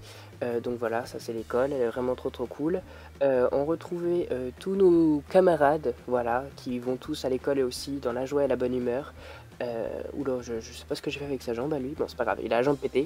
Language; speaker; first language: French; native; French